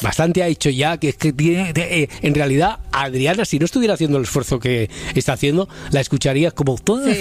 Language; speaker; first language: Spanish; native; Spanish